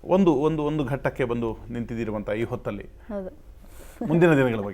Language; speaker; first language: Kannada; native; Kannada